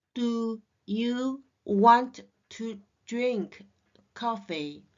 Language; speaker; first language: English; non-native, learner; Chinese